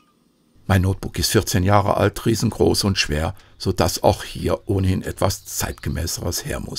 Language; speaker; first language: German; native; German